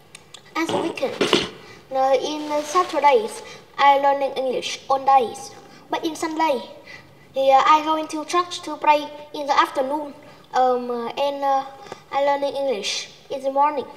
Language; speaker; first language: English; non-native, learner; Vietnamese